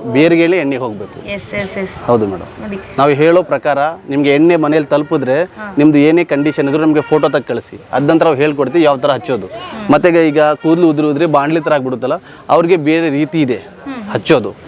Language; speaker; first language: Kannada; non-native, local second language; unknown